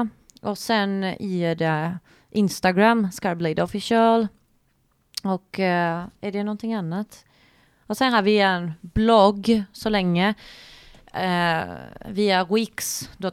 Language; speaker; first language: Swedish; non-native, fluent; Greek